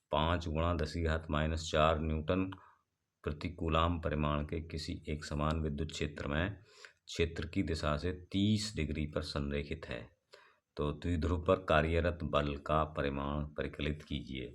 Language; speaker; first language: Hindi; native; Hindi